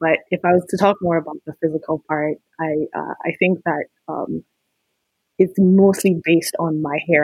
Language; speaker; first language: English; non-native, local second language; Yoruba